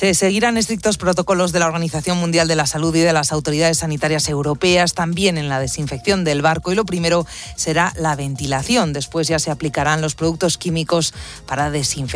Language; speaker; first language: Spanish; native; Spanish